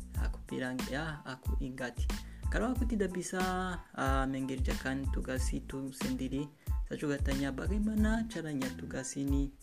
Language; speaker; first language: Indonesian; non-native, learner; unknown